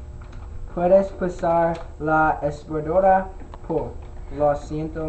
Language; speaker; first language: Spanish; non-native, learner; English